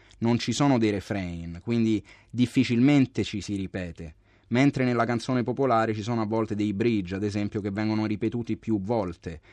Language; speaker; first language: Italian; native; Italian